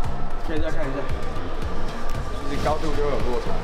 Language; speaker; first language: Chinese; native; Chinese